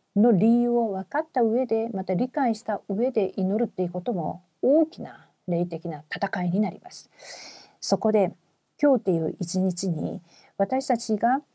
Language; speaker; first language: Japanese; non-native, fluent; Korean